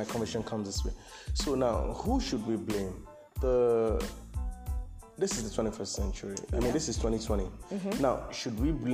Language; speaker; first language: English; non-native, local second language; Yoruba